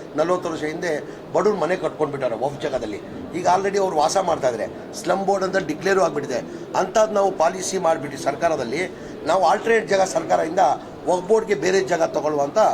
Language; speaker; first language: Kannada; non-native, local second language; Urdu